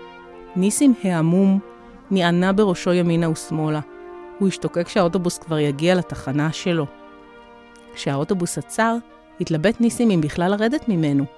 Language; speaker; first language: Hebrew; native; Hebrew